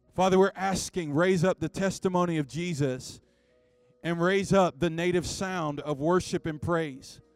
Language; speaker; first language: English; native; English